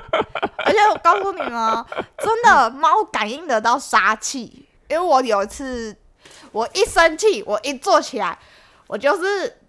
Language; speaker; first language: Chinese; native; Chinese